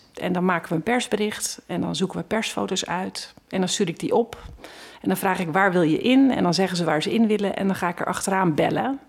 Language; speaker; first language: Dutch; native; Dutch